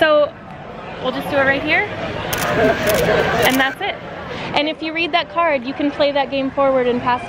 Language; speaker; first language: English; native; English